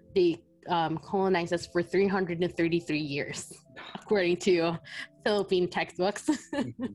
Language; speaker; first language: English; non-native, local second language; Filipino